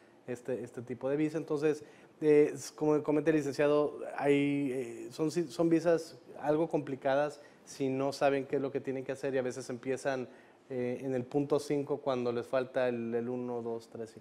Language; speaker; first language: Spanish; native; Spanish